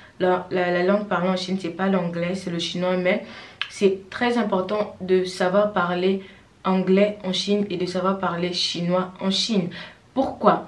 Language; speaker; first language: French; non-native, local second language; Fang